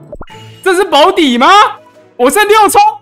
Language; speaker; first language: Chinese; native; Chinese